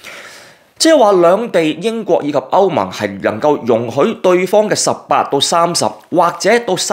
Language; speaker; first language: Cantonese; native; Cantonese